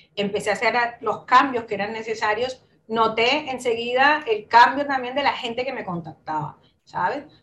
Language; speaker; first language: Spanish; native; Spanish